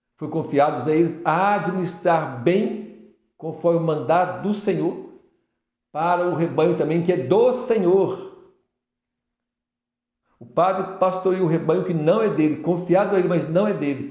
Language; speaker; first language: Portuguese; native; Portuguese